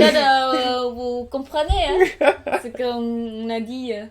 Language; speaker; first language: French; non-native, learner; Khmer